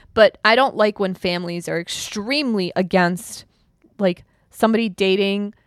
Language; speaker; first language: English; early bilingual, other home language; German